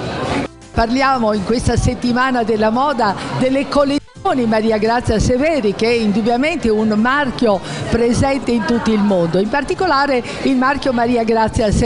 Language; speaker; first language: Italian; native; Italian